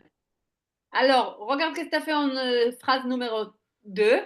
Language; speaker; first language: French; non-native, fluent; Hebrew